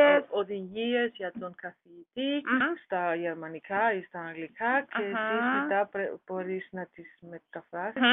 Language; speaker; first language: Greek; non-native, learner; German